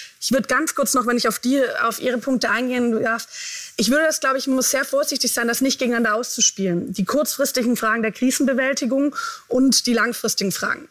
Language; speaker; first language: German; native; German